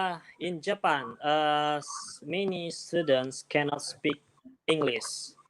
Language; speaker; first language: English; non-native, learner; Indonesian